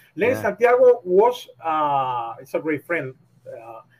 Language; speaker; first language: English; non-native, learner; Spanish